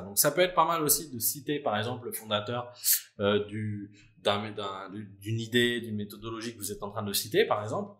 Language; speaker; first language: French; native; French